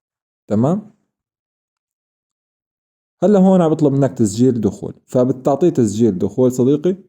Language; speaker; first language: Arabic; native; Arabic